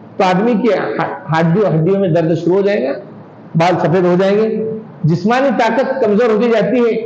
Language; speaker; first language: Urdu; native; Urdu